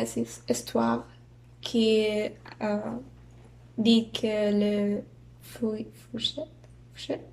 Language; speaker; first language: French; non-native, learner; Spanish